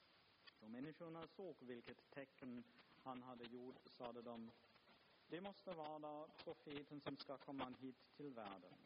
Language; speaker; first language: Swedish; non-native, fluent; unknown